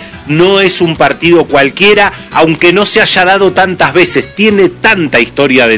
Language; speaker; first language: Spanish; native; Spanish